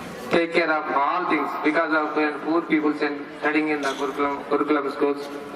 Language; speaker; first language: English; non-native, local second language; Telugu